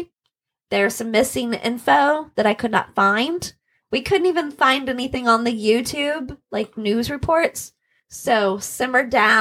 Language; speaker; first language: English; native; English